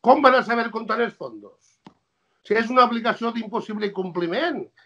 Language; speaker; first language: Spanish; non-native, local second language; Catalan